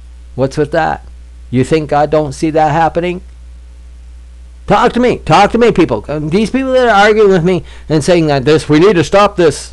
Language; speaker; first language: English; native; English